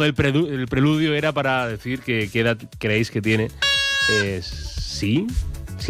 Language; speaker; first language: Spanish; native; Spanish